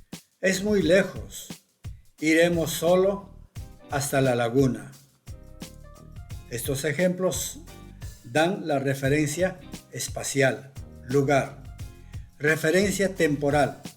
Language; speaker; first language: Spanish; non-native, local second language; Quechua